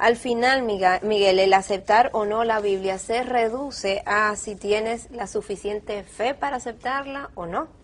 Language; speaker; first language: Spanish; native; Spanish